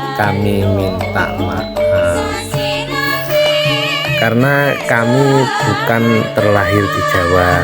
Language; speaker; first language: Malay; non-native, local second language; Javanese